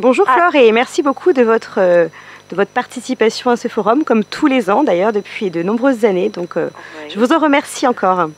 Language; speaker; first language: French; native; French